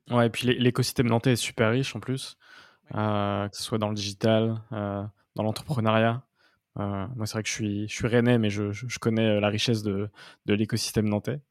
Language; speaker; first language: French; native; French